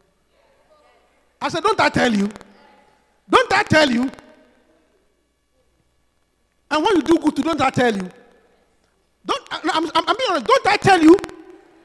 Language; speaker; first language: English; non-native, local second language; Akan